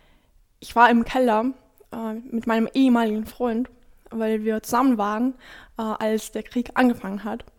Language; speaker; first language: German; non-native, fluent; Ukrainian